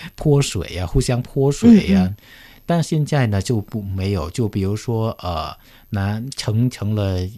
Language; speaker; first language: Chinese; early bilingual, heritage; Khmer